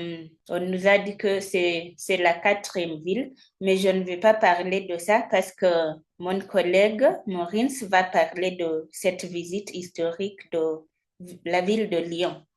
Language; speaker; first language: French; non-native, fluent; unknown